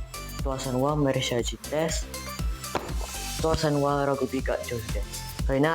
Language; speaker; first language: Japanese; non-native, learner; Malay